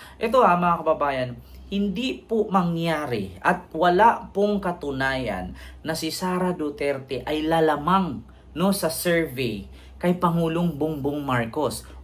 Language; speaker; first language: Filipino; non-native, local second language; Cebuano